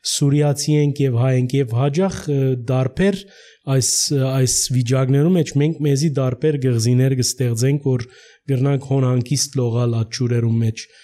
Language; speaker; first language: Armenian; early bilingual, heritage; Armenian